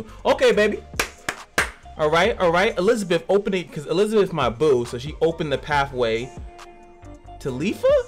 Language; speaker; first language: English; native; English